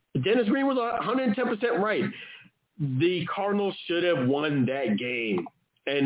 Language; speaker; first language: English; native; English